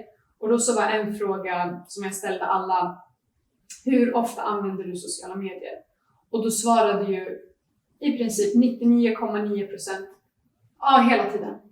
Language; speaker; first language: Swedish; native; Swedish